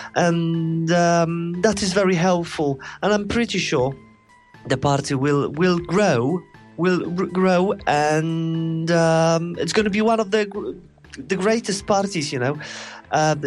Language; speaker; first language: English; non-native, fluent; Polish